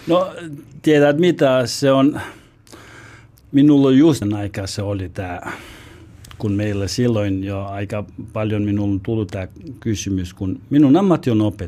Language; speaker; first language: Finnish; non-native, learner; Albanian